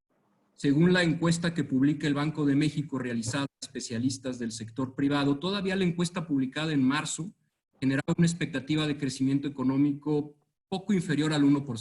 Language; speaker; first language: Spanish; native; Spanish